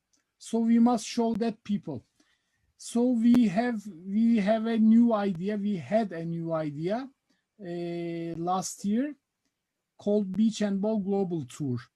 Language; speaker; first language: English; non-native, fluent; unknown